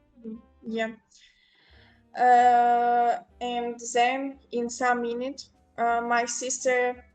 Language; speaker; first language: English; non-native, local second language; Ukrainian